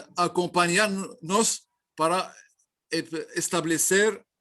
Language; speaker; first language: Spanish; non-native, learner; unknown